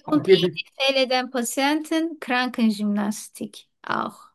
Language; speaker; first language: German; non-native, learner; Turkish